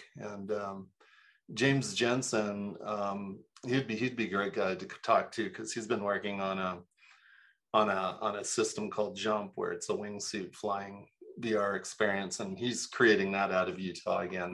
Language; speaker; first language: English; native; English